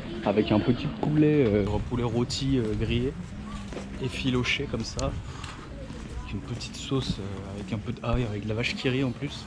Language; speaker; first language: French; native; French